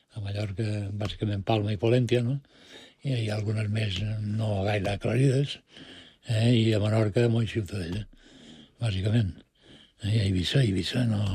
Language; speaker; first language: Catalan; non-native, local second language; Spanish